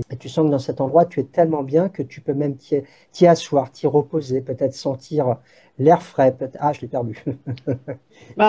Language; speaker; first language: French; native; French